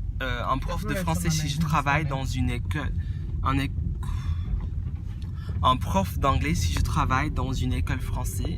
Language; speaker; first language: French; non-native, fluent; English